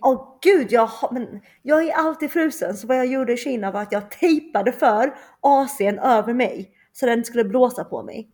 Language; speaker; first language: Swedish; early bilingual, other home language; Chinese